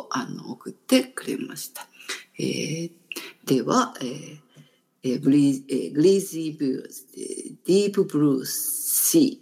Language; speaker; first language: Japanese; native; Japanese